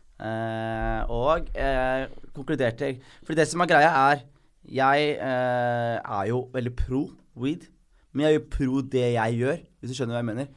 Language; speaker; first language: Norwegian; early bilingual, other home language; Somali